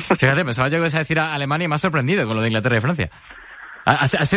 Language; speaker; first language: Spanish; native; Spanish